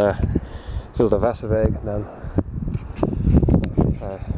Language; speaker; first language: German; non-native, learner; English